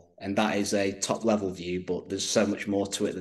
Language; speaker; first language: English; native; English